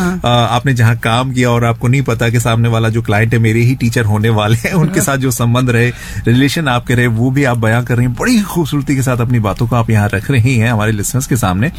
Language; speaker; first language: Hindi; native; Hindi